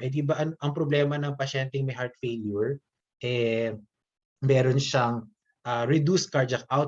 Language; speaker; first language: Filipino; native; Filipino